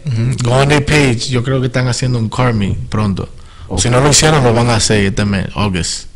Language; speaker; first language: Spanish; early bilingual, heritage; Spanish